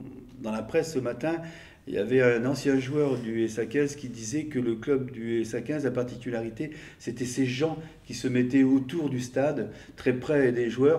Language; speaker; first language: French; native; French